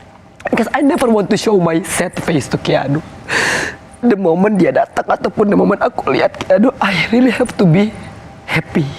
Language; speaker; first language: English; non-native, fluent; Indonesian